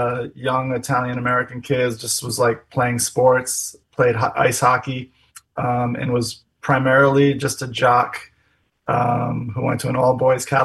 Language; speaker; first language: English; native; English